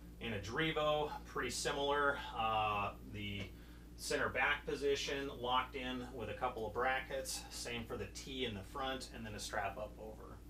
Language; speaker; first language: English; native; English